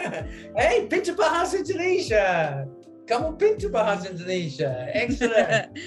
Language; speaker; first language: Indonesian; non-native, learner; English